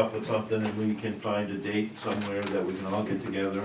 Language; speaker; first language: English; native; English